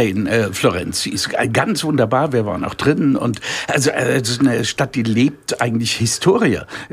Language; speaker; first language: German; native; German